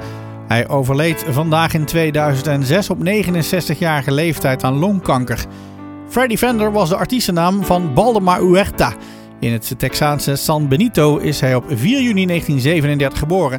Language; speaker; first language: Dutch; native; Dutch